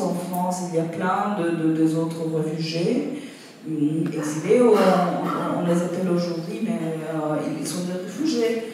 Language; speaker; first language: French; non-native, fluent; Italian